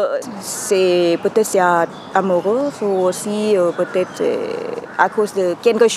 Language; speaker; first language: French; non-native, learner; Thai